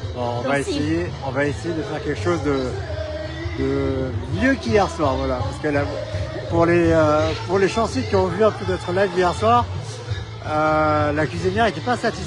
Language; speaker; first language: French; native; French